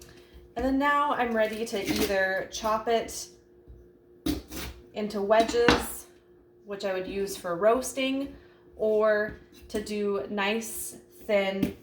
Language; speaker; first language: English; native; English